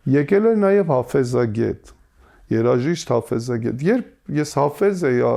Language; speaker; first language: Armenian; native; Armenian